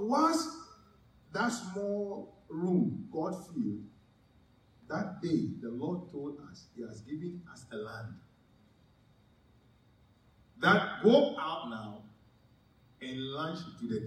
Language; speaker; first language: English; non-native, local second language; Ewe